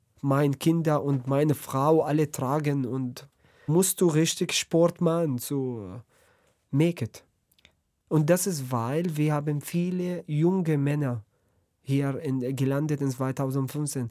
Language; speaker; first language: German; non-native, learner; Arabic